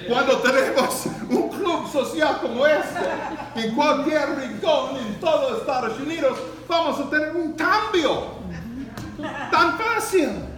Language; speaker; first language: Spanish; non-native, learner; English